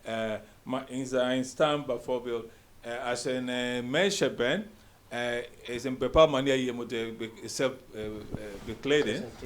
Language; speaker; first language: Dutch; non-native, learner; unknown